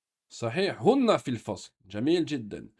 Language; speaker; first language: Arabic; non-native, fluent; French